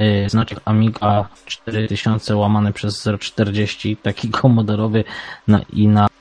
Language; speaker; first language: Polish; native; Polish